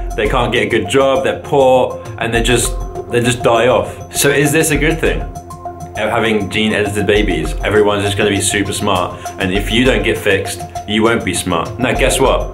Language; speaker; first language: English; native; English